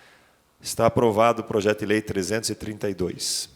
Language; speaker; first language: Portuguese; native; Portuguese